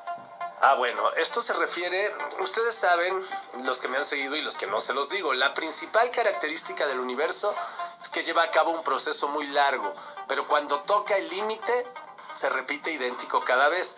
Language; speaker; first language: Spanish; native; Spanish